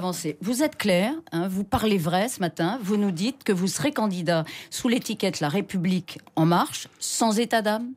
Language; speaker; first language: French; native; French